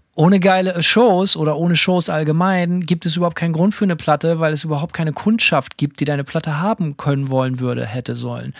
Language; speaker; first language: German; native; German